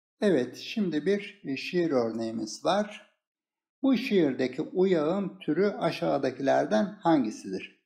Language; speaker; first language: Turkish; native; Turkish